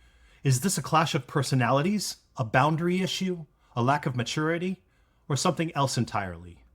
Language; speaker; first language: English; native; English